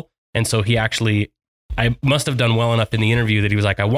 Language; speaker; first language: English; native; English